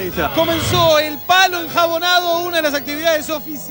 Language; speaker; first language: Spanish; native; Spanish